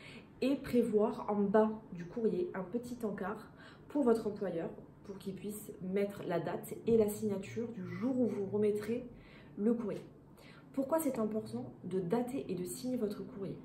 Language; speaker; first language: French; native; French